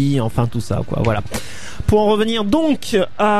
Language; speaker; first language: French; native; French